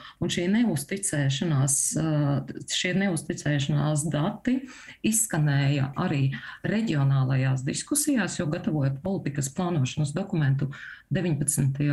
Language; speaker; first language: Latvian; non-native, local second language; Russian